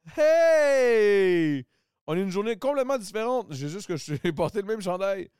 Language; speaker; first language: French; native; French